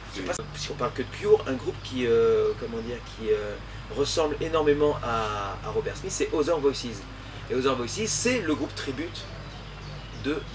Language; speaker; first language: French; native; French